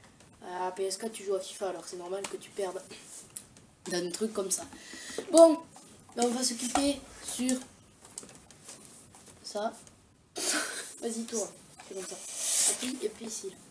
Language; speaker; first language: French; native; French